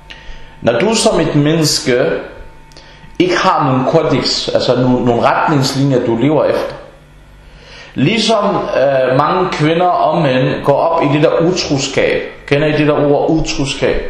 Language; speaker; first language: Danish; early bilingual, other home language; Arabic